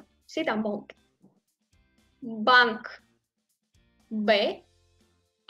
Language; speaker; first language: French; non-native, fluent; Russian